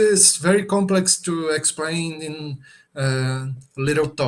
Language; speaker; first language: English; non-native, learner; Portuguese